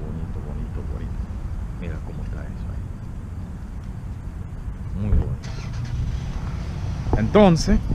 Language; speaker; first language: Spanish; non-native, learner; Haitian Creole